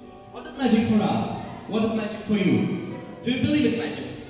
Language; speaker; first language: English; non-native, fluent; Ukrainian